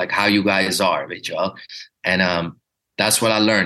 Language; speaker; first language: English; early bilingual, other home language; Dutch